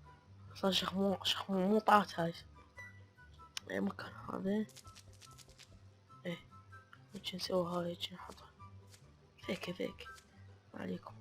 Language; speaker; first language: Arabic; native; Arabic